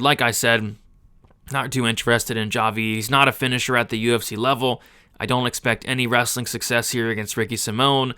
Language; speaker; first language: English; native; English